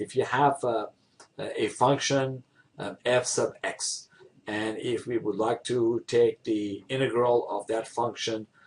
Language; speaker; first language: English; non-native, fluent; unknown